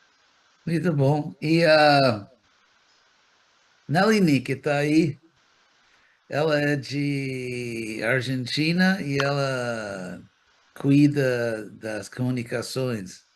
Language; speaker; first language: Portuguese; non-native, fluent; English